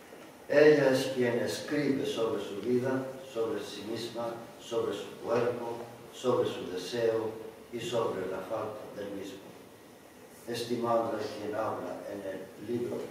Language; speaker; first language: Spanish; non-native, learner; Greek